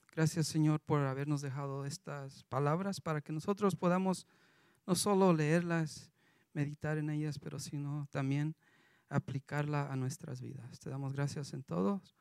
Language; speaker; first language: Spanish; early bilingual, heritage; Spanish